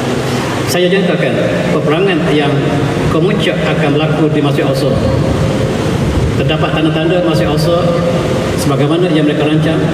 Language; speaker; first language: Malay; native; Malay